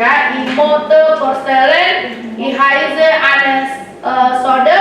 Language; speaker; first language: German; non-native, learner; Indonesian